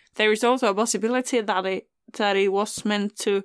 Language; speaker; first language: English; non-native, fluent; Finnish